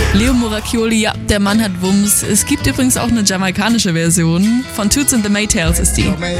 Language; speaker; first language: German; native; German